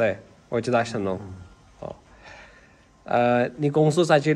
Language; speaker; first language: Chinese; non-native, learner; Turkish